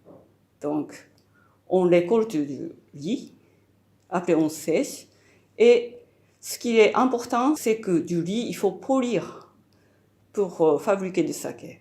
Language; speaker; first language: French; non-native, fluent; Japanese